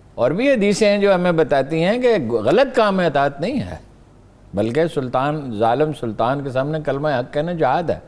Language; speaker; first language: Urdu; native; Urdu